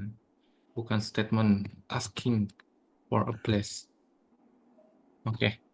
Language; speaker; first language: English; non-native, fluent; Indonesian